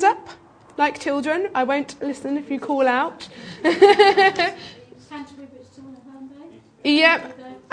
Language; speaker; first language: English; native; English